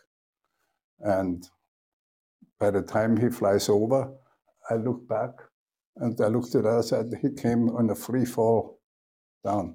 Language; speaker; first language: English; non-native, fluent; German